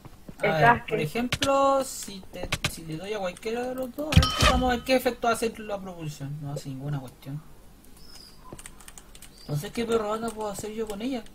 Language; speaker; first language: Spanish; native; Spanish